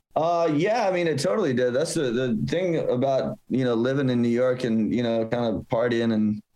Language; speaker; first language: English; native; English